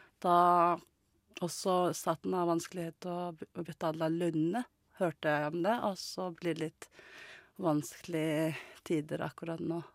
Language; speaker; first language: Norwegian; non-native, learner; Mongolian